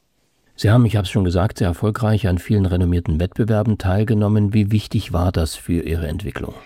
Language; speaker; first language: German; native; German